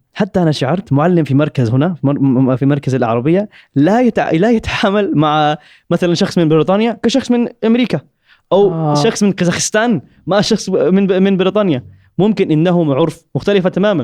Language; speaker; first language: Arabic; non-native, learner; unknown